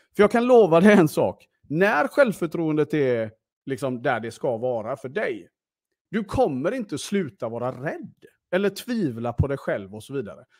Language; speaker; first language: Swedish; early bilingual, other home language; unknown